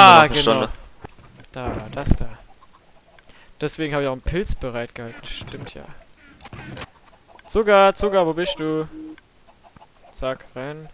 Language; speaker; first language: German; native; German